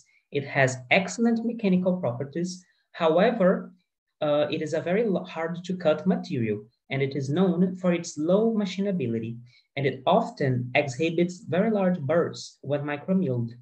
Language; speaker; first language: English; non-native, fluent; Portuguese